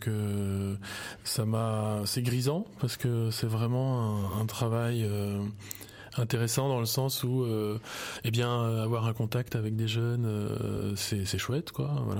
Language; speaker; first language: French; native; French